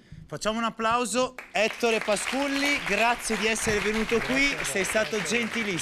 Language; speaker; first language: Italian; native; Italian